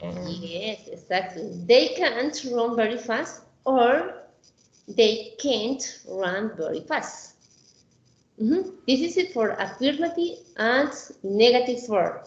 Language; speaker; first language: English; non-native, fluent; Spanish